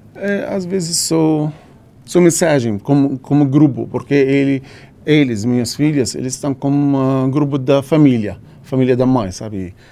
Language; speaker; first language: Portuguese; non-native, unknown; Arabic